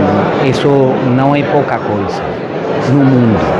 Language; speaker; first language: Spanish; non-native, fluent; Portuguese